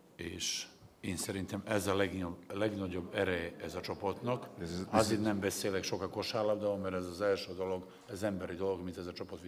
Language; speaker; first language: Hungarian; non-native, fluent; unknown